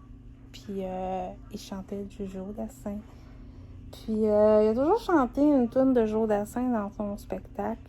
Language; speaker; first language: French; native; French